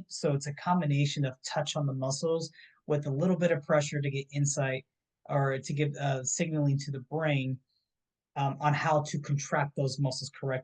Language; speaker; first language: English; native; English